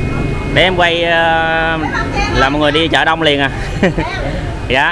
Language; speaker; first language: Vietnamese; native; Vietnamese